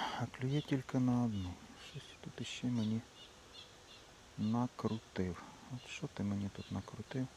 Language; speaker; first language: Ukrainian; native; Ukrainian